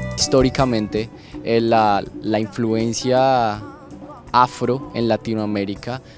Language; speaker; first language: Spanish; non-native, fluent; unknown